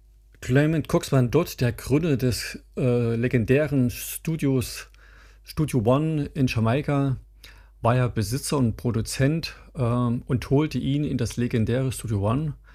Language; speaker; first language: German; native; German